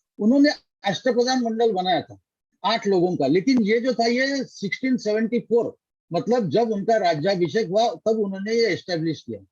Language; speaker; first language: Hindi; non-native, local second language; Marathi